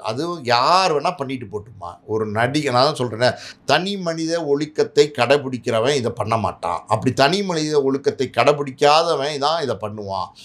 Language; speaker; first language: Tamil; native; Tamil